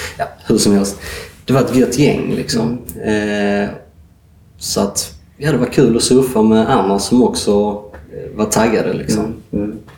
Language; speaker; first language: Swedish; native; Swedish